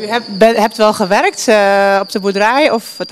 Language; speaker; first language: Dutch; native; Dutch